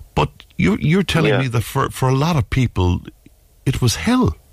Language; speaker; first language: English; native; English